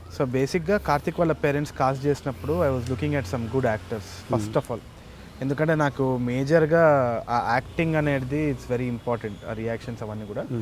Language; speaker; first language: Telugu; native; Telugu